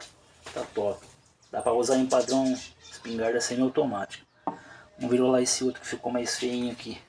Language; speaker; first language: Portuguese; native; Portuguese